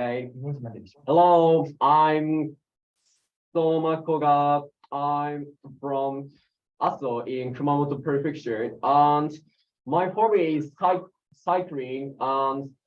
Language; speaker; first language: English; non-native, learner; Japanese